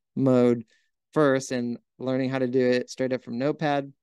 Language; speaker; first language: English; native; English